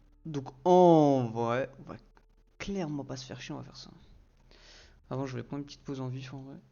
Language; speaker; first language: French; native; French